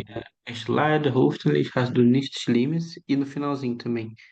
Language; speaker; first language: German; non-native, learner; Portuguese